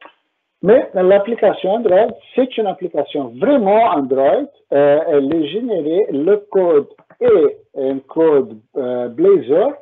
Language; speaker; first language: French; non-native, fluent; Portuguese